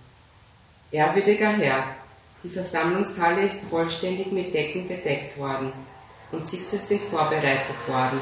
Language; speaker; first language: German; native; German